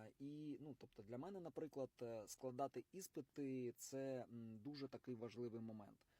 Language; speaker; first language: Ukrainian; non-native, local second language; Russian